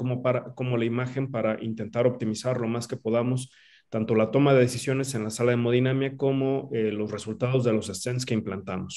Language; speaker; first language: Spanish; native; Spanish